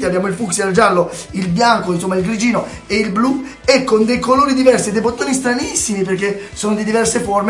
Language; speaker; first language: Italian; native; Italian